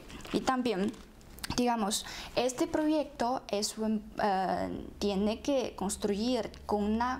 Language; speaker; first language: Spanish; non-native, fluent; Chinese